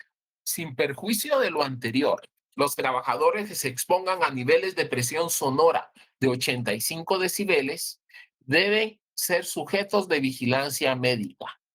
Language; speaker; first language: Spanish; native; Spanish